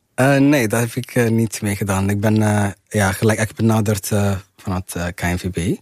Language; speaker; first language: Dutch; early bilingual, other home language; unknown